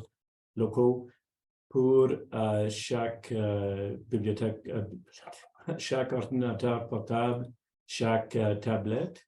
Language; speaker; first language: French; non-native, local second language; English